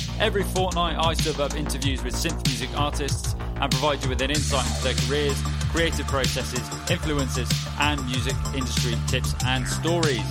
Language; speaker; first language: English; native; English